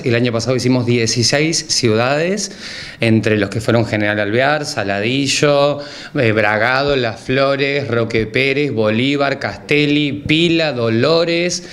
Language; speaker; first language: Spanish; native; Spanish